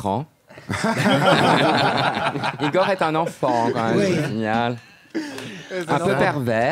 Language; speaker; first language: French; native; French